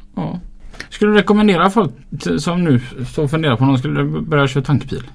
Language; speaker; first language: Swedish; native; Swedish